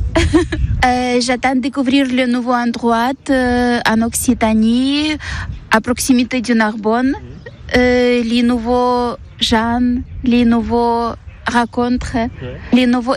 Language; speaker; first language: French; non-native, learner; Ukrainian